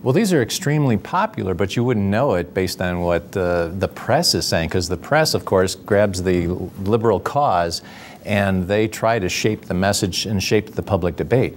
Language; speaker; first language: English; native; English